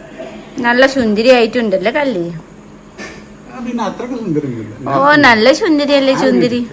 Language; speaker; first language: Malayalam; non-native, fluent; Nepali